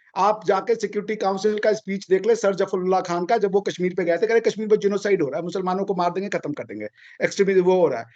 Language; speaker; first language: Hindi; native; Hindi